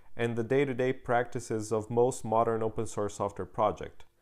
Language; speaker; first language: English; non-native, fluent; Portuguese